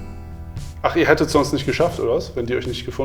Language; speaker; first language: German; native; German